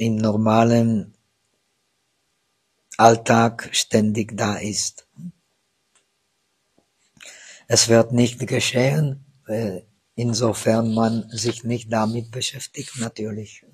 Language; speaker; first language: German; non-native, fluent; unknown